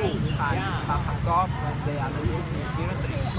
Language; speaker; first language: English; non-native, learner; Vietnamese